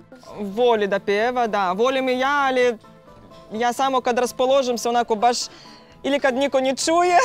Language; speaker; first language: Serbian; non-native, learner; Russian